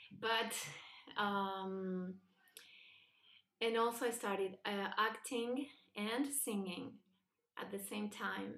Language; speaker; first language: English; non-native, fluent; Spanish